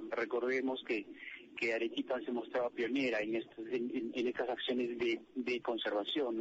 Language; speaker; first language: Spanish; native; Spanish